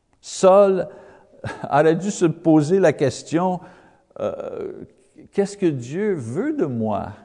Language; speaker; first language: French; non-native, learner; English